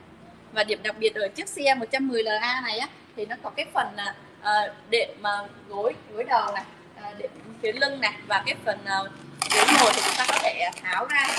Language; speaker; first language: Vietnamese; native; Vietnamese